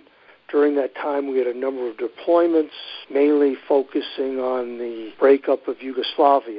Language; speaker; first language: English; native; English